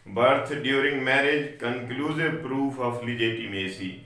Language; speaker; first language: English; non-native, local second language; Urdu